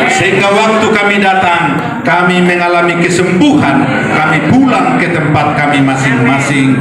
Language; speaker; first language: Indonesian; non-native, local second language; Batak Toba